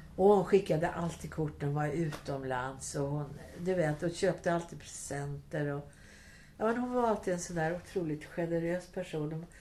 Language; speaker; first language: Swedish; native; Swedish